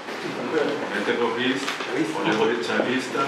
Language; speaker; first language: French; non-native, fluent; Spanish